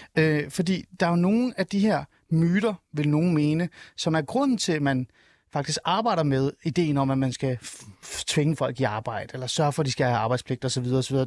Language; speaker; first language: Danish; early bilingual, other home language; Somali